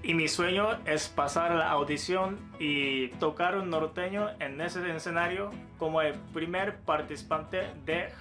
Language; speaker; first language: Spanish; non-native, fluent; Japanese